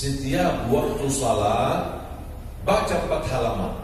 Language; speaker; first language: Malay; non-native, fluent; Arabic